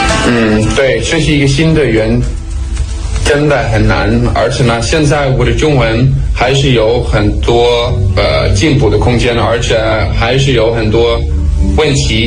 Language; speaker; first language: Chinese; non-native, fluent; Danish